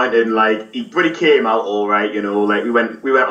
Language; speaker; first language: English; native; English